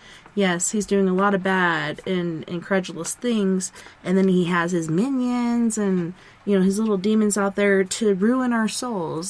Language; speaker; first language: English; native; English